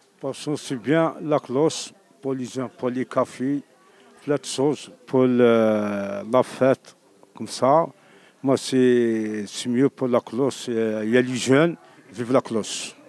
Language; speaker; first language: French; non-native, learner; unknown